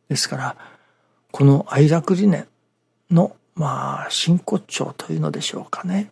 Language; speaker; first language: Japanese; native; Japanese